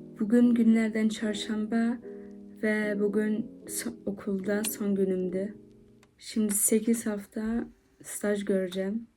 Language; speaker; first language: Turkish; early bilingual, heritage; Turkish